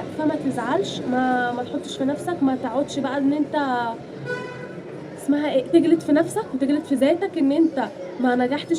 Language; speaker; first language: Arabic; native; Arabic